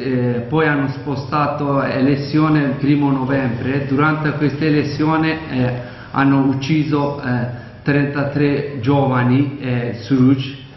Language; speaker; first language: Italian; non-native, learner; Kurdish